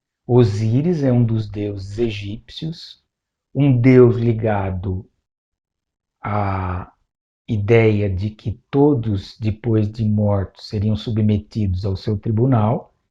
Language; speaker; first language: Portuguese; native; Portuguese